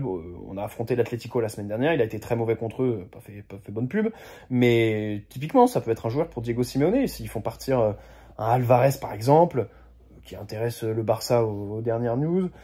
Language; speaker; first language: French; native; French